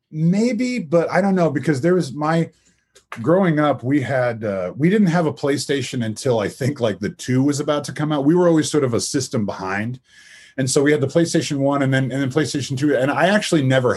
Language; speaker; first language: English; native; English